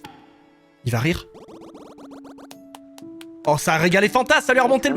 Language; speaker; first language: French; native; French